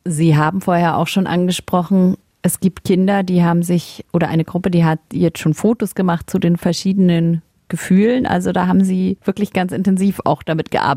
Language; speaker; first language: German; native; German